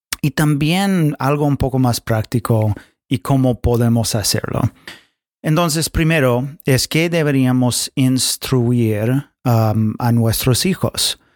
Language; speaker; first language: Spanish; non-native, fluent; English